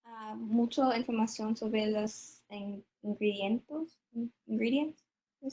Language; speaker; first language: Spanish; non-native, learner; English